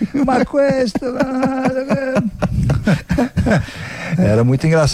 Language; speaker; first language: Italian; non-native, learner; Portuguese